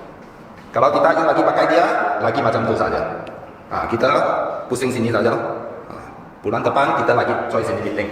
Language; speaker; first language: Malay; non-native, local second language; Chinese